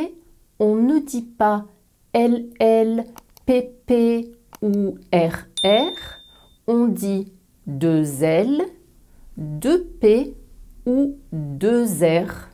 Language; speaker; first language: French; native; French